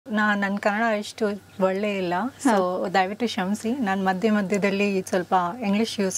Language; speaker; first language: Kannada; non-native, learner; Punjabi